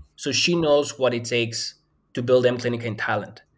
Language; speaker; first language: English; non-native, fluent; Bulgarian